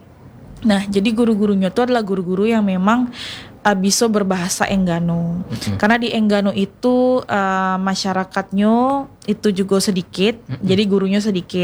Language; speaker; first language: Indonesian; non-native, local second language; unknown